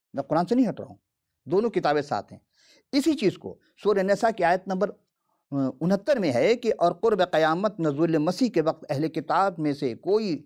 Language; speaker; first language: Urdu; native; Urdu